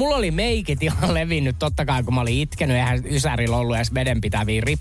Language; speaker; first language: Finnish; native; Finnish